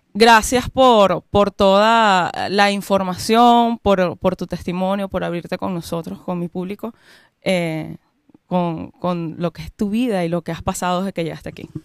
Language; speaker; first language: Spanish; native; Spanish